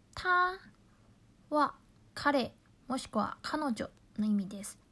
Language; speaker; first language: Japanese; non-native, fluent; Chinese